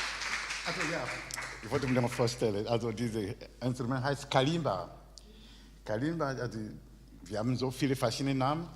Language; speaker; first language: German; non-native, learner; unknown